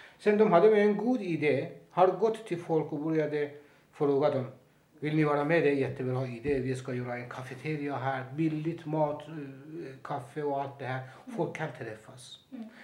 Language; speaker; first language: Swedish; non-native, fluent; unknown